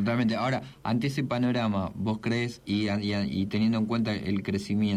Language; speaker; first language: Spanish; native; Spanish